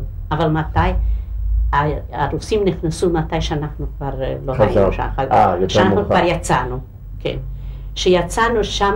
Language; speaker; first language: Hebrew; non-native, local second language; Hungarian